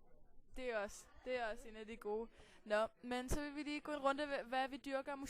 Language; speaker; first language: Danish; native; Danish